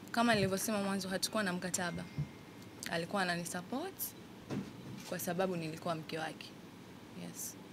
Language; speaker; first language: Swahili; native; Swahili